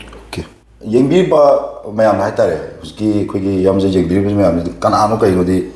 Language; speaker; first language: Manipuri; native; Manipuri